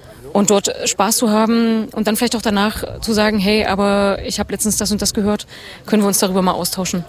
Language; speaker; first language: German; native; German